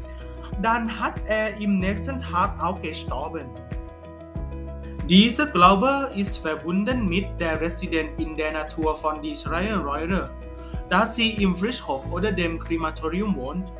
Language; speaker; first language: German; non-native, learner; Thai